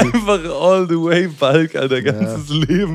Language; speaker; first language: German; native; German